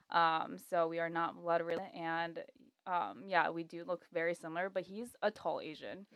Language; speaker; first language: English; native; English